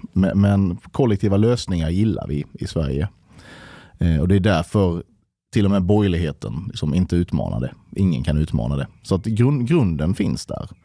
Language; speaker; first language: Swedish; native; Swedish